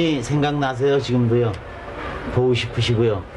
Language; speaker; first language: Korean; native; Korean